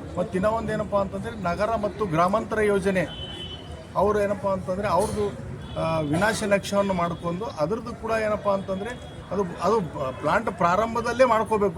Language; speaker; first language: Kannada; native; Kannada